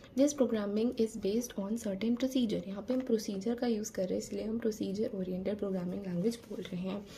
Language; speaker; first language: Hindi; native; Hindi